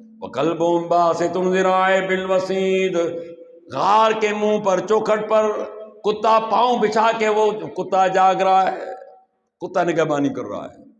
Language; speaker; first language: Urdu; non-native, local second language; Sindhi